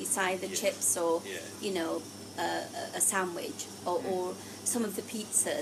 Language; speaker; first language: English; non-native, local second language; Gujarati